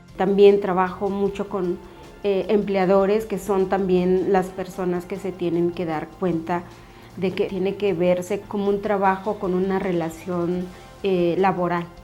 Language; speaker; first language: Spanish; non-native, local second language; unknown